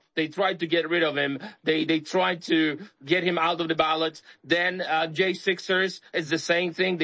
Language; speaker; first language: English; non-native, fluent; Polish